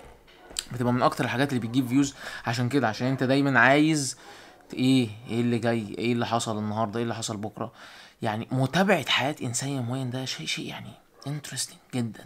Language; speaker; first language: Arabic; native; Arabic